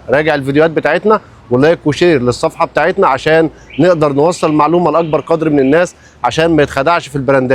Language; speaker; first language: Arabic; native; Arabic